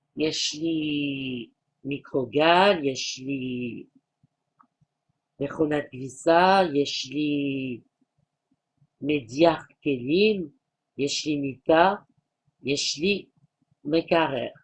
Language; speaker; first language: Hebrew; non-native, learner; French